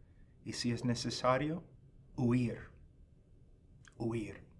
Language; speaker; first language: Spanish; non-native, fluent; English